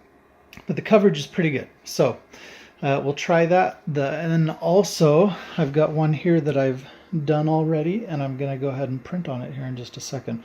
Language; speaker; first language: English; native; English